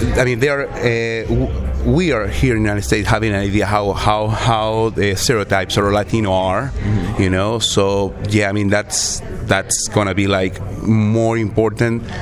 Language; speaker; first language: English; non-native, learner; Spanish